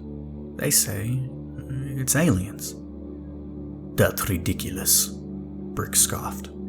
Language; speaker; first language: English; native; English